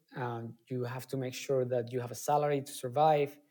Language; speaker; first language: English; non-native, fluent; Spanish